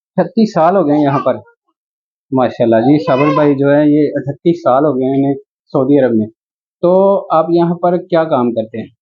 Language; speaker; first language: Urdu; non-native, local second language; Punjabi